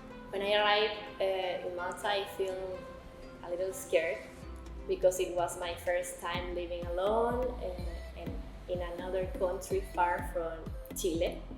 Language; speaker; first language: English; non-native, learner; Spanish